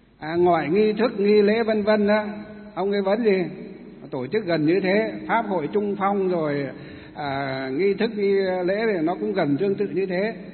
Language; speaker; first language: Vietnamese; non-native, local second language; Muong